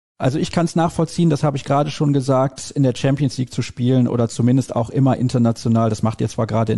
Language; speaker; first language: German; native; German